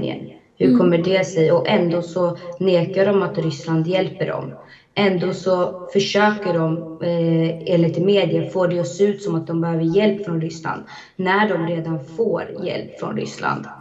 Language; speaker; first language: Swedish; early bilingual, other home language; Azerbaijani